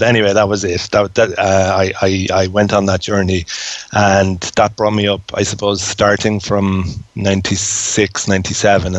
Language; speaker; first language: English; native; English